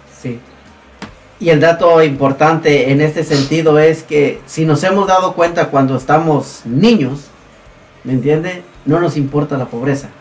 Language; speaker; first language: Spanish; native; Spanish